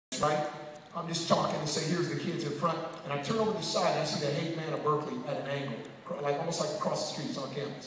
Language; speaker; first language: English; native; English